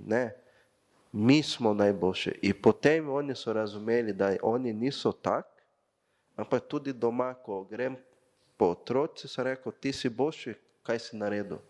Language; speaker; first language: Slovenian; non-native, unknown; Portuguese